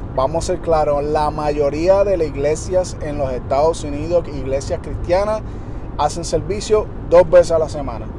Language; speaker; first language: Spanish; early bilingual, heritage; Spanish